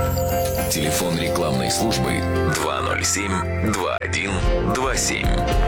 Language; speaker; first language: Russian; native; Russian